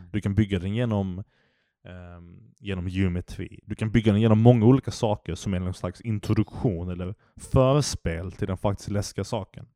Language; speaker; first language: Swedish; early bilingual, other home language; Turkish